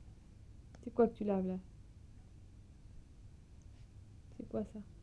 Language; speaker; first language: French; native; French